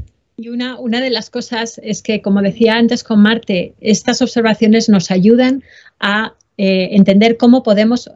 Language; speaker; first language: Spanish; native; Spanish